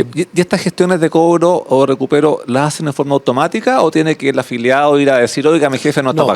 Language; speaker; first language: Spanish; native; Spanish